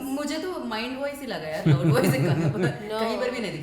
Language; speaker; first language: Hindi; non-native, local second language; Telugu